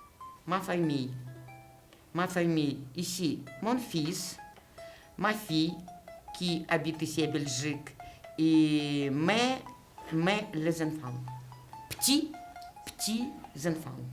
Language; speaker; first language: French; non-native, learner; Russian